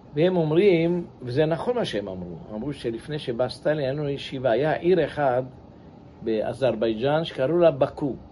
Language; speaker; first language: Hebrew; native; Hebrew